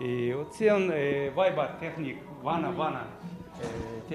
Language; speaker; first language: Estonian; non-native, learner; Azerbaijani